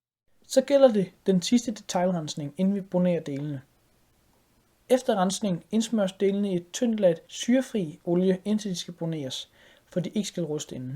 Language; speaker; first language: Danish; native; Danish